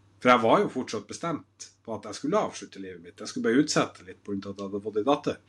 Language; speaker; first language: Norwegian; native; Norwegian